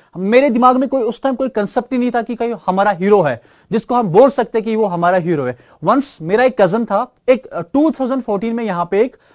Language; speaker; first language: Hindi; non-native, local second language; Kashmiri